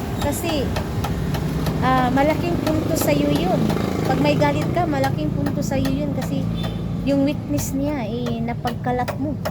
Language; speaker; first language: Filipino; non-native, local second language; Cebuano